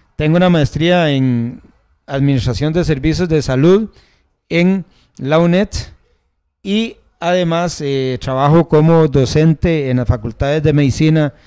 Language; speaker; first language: Spanish; native; Spanish